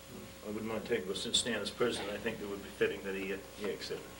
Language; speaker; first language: English; native; English